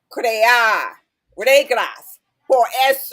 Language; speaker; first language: Spanish; non-native, learner; English